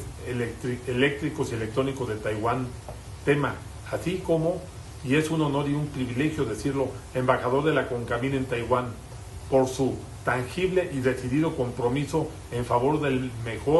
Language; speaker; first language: Spanish; native; Spanish